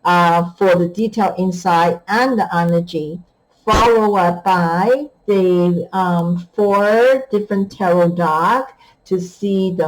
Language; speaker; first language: English; non-native, fluent; Chinese